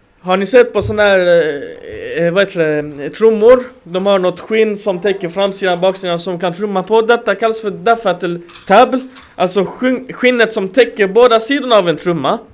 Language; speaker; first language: Swedish; early bilingual, other home language; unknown